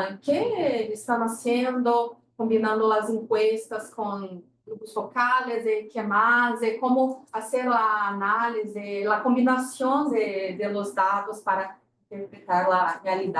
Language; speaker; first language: Spanish; non-native, fluent; Portuguese